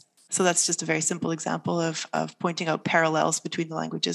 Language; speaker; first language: English; native; English